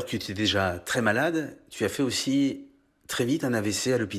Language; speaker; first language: French; native; French